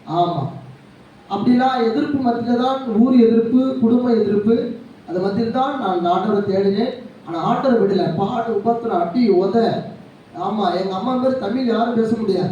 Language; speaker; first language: Tamil; native; Tamil